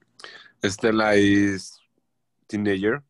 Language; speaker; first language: English; non-native, learner; Spanish